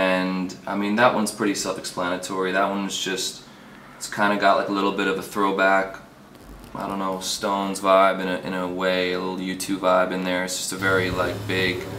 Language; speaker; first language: English; native; English